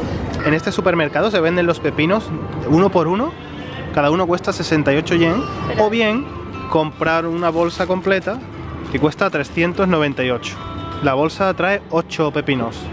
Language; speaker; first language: Spanish; native; Spanish